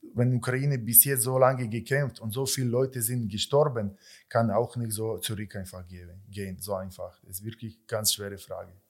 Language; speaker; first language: German; non-native, learner; Ukrainian